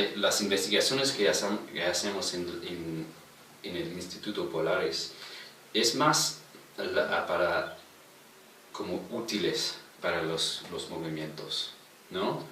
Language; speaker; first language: Spanish; non-native, fluent; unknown